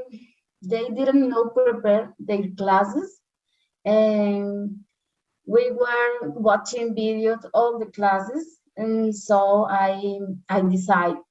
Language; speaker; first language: English; non-native, learner; Spanish